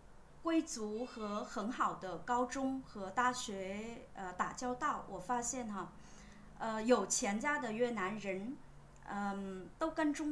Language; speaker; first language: Chinese; non-native, fluent; Vietnamese